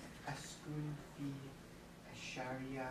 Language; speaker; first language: Arabic; non-native, learner; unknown